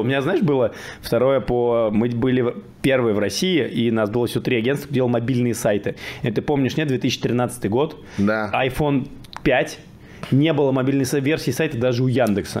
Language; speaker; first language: Russian; native; Russian